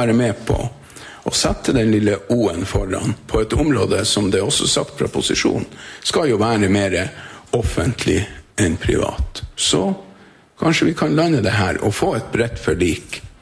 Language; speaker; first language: Norwegian; native; Norwegian